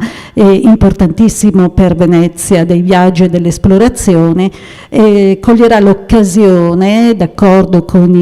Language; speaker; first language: Italian; native; Italian